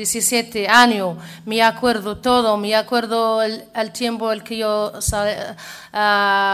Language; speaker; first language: Spanish; non-native, learner; Arabic